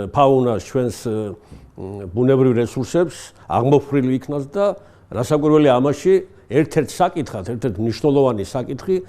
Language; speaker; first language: Georgian; native; Georgian